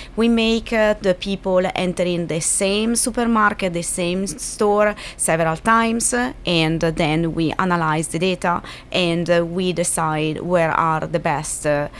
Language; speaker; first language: English; non-native, fluent; Italian